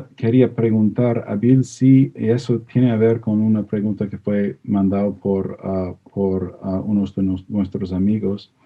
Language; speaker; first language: Spanish; non-native, fluent; English